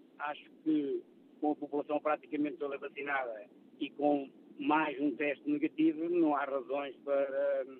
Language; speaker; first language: Portuguese; native; Portuguese